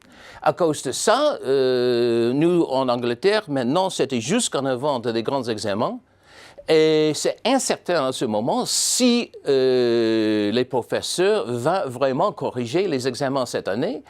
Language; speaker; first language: French; non-native, fluent; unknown